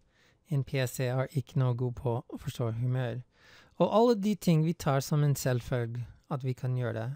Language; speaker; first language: Norwegian; non-native, fluent; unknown